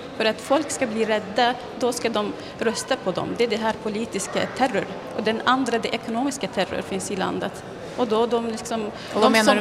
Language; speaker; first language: Swedish; non-native, fluent; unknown